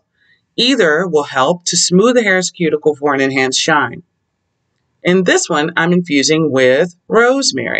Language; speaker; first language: English; native; English